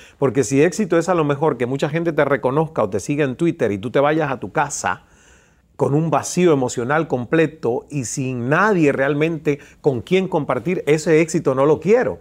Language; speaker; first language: Spanish; native; Spanish